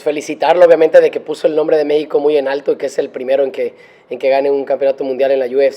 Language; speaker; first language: Spanish; native; Spanish